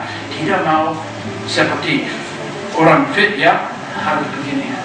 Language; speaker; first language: Indonesian; non-native, fluent; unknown